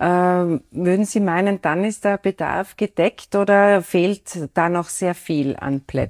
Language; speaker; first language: German; native; German